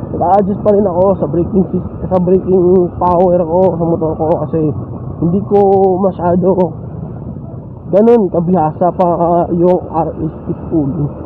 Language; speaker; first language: Filipino; non-native, local second language; Cebuano